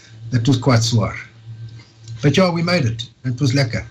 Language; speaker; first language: English; native; English